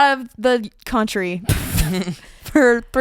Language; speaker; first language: English; native; English